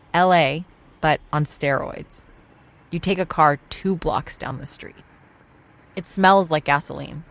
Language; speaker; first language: English; non-native, local second language; Urdu